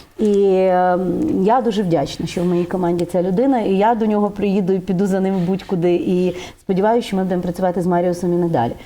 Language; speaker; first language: Ukrainian; native; Ukrainian